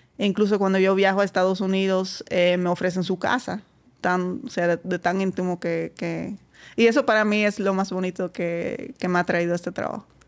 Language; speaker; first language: Spanish; non-native, fluent; Dutch